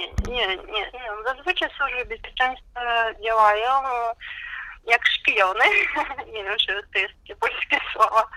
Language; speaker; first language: Polish; non-native, fluent; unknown